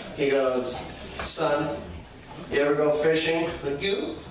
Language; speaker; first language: English; native; English